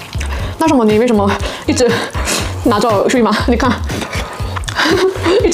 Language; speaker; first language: Chinese; non-native, learner; Korean